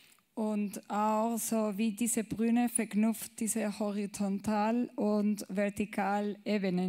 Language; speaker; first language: German; non-native, learner; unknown